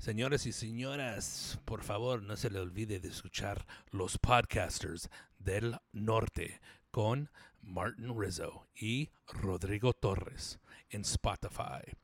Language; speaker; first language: Spanish; early bilingual, other home language; English